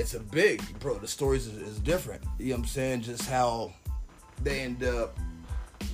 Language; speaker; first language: English; native; English